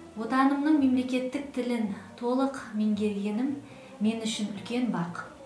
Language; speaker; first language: Kazakh; non-native, local second language; Russian